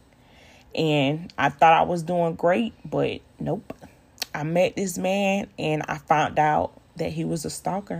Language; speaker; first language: English; native; English